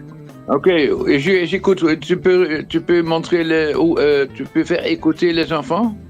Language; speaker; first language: French; non-native, fluent; Dutch